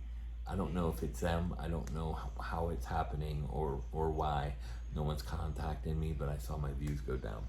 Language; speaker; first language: English; native; English